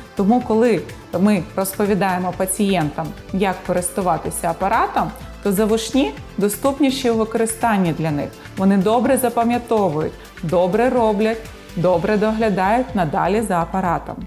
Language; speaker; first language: Ukrainian; native; Ukrainian